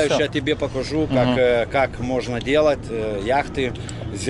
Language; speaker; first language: Russian; non-native, local second language; Lithuanian